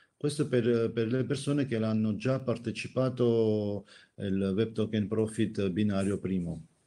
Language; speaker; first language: Italian; non-native, fluent; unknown